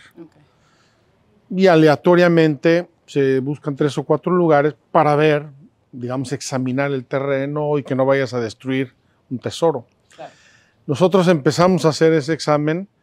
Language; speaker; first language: Spanish; native; Spanish